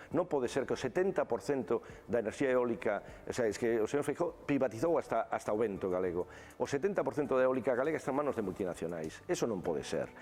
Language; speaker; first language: Galician; non-native, local second language; Spanish